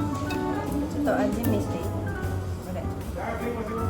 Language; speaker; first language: Japanese; non-native, fluent; Filipino